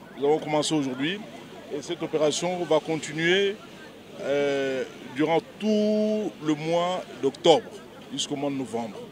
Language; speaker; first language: French; non-native, local second language; Lingala